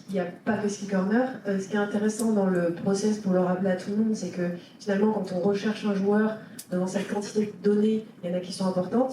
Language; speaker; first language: French; native; French